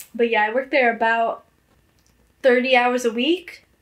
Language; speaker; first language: English; native; English